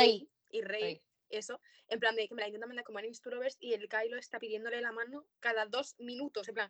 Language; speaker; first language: Spanish; native; Spanish